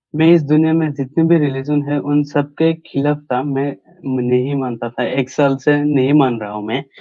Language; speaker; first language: Hindi; non-native, local second language; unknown